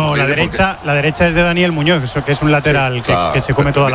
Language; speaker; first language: Spanish; native; Spanish